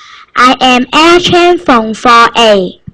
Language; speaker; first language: English; non-native, learner; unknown